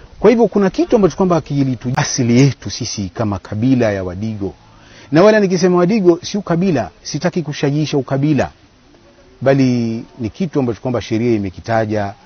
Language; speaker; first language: Swahili; native; Swahili